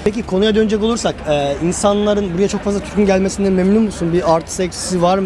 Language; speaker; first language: Turkish; native; Turkish